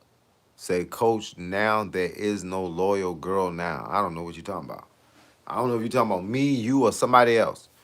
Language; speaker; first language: English; native; English